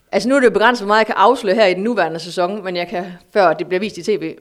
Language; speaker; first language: Danish; native; Danish